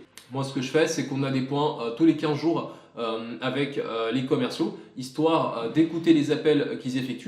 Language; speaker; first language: French; native; French